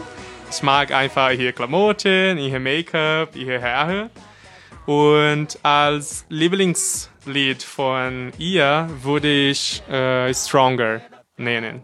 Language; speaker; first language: German; non-native, learner; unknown